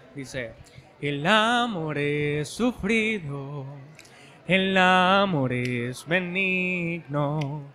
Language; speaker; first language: Spanish; native; Spanish